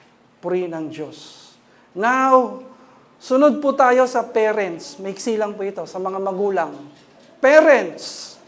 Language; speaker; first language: Filipino; native; Filipino